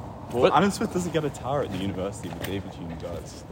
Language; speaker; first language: English; native; English